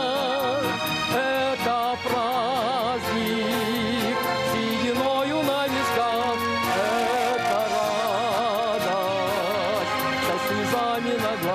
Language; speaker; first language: Russian; native; Russian